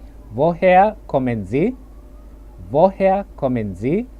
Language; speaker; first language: German; non-native, learner; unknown